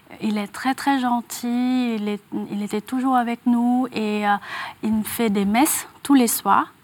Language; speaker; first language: French; non-native, fluent; Vietnamese